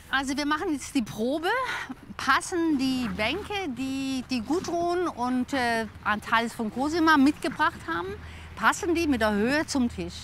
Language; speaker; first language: German; native; German